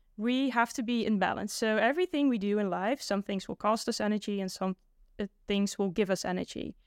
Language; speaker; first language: English; non-native, fluent; Dutch